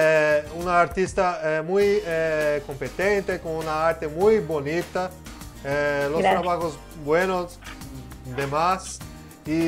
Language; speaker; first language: Spanish; non-native, learner; Portuguese